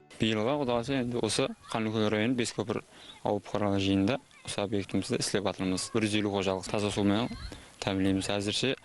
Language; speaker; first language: Uzbek; non-native, local second language; Kara-Kalpak